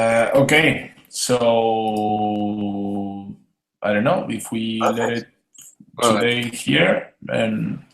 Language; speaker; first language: English; non-native, fluent; Spanish